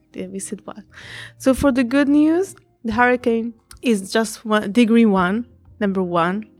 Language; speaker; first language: English; non-native, fluent; Arabic